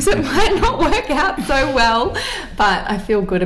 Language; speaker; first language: English; native; English